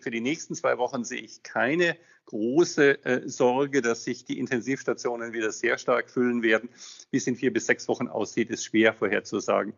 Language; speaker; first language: German; native; German